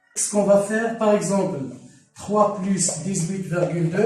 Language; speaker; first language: French; non-native, local second language; Arabic